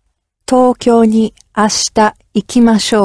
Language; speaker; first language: Japanese; non-native, learner; English